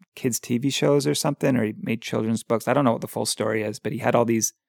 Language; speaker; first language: English; native; English